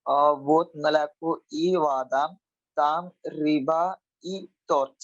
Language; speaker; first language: Russian; non-native, learner; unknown